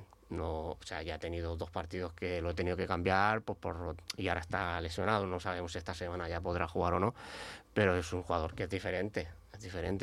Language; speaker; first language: Spanish; native; Spanish